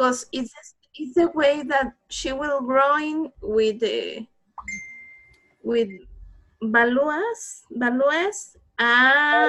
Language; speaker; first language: English; non-native, learner; Spanish